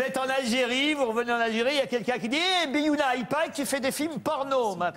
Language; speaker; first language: French; native; French